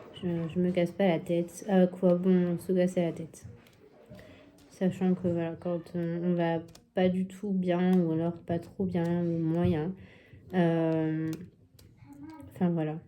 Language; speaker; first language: French; native; French